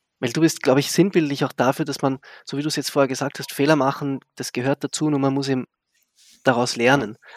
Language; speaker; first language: German; native; German